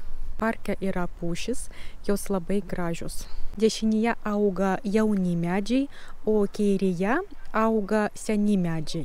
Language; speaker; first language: Lithuanian; non-native, learner; Russian